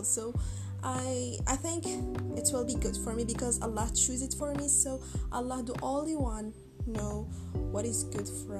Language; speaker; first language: English; non-native, learner; Arabic